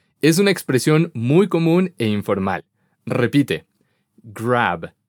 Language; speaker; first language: Spanish; native; Spanish